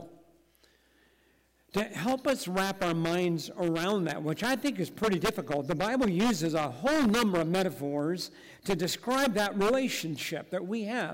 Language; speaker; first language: English; native; English